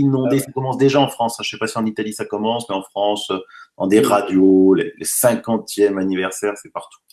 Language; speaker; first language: French; native; French